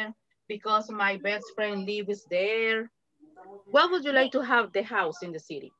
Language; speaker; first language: English; non-native, fluent; Spanish